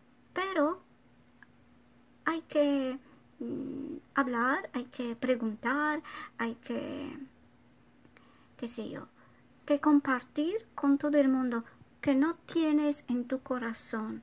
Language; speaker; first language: Spanish; non-native, fluent; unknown